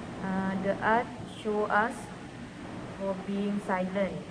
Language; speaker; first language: English; non-native, learner; Malay